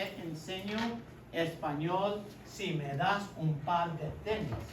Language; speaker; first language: Spanish; non-native, fluent; English